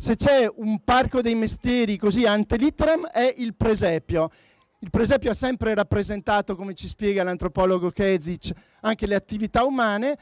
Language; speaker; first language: Italian; native; Italian